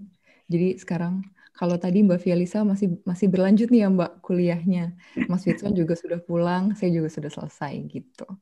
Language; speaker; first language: Indonesian; native; Indonesian